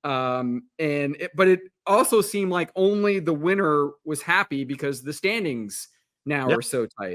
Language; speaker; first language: English; native; English